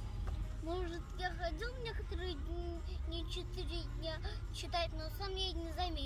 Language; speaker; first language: Russian; early bilingual, heritage; Russian